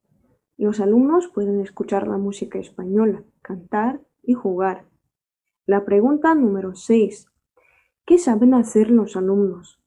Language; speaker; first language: Spanish; non-native, fluent; Russian